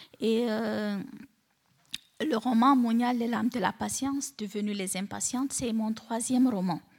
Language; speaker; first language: French; non-native, local second language; Fula